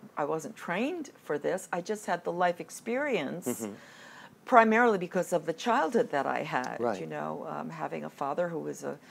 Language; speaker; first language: English; native; English